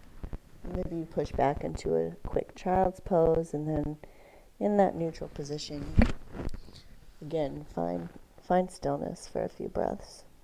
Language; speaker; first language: English; native; English